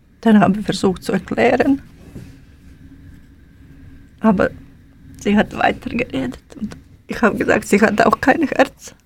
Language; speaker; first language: German; non-native, learner; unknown